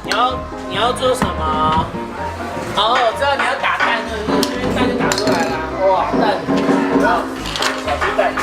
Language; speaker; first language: Chinese; native; Chinese